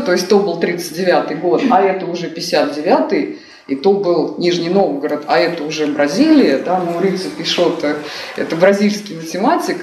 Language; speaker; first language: Russian; native; Russian